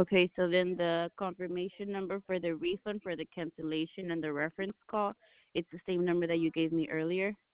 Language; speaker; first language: English; early bilingual, other home language; Spanish